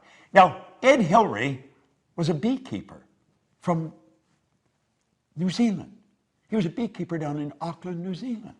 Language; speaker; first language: English; native; English